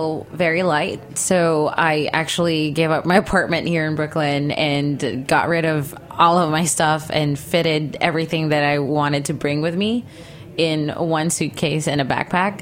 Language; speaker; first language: English; non-native, local second language; Filipino